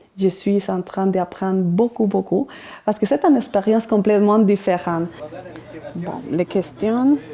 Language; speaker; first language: French; non-native, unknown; Spanish